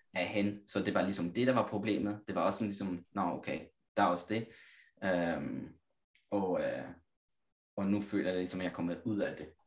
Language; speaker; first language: Danish; non-native, fluent; Italian